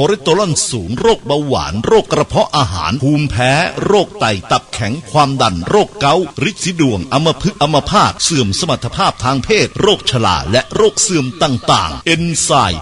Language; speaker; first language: Thai; native; Thai